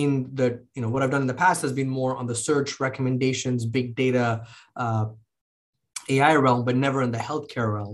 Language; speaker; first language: English; early bilingual, other home language; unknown